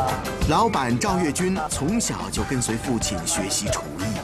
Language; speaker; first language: Chinese; native; Chinese